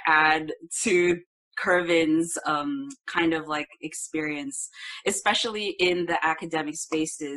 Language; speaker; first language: English; non-native, local second language; Filipino